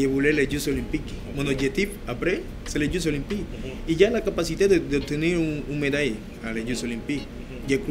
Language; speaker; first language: French; non-native, learner; Spanish